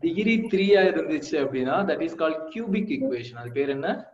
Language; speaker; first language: Tamil; native; Tamil